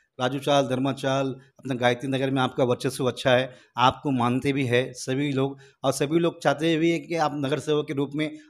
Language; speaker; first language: Hindi; non-native, local second language; Telugu